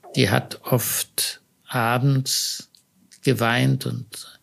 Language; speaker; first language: German; native; German